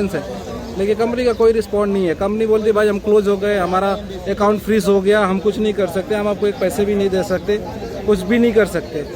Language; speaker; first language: Hindi; native; Hindi